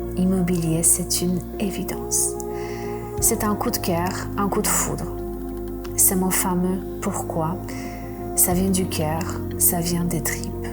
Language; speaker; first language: French; non-native, fluent; Polish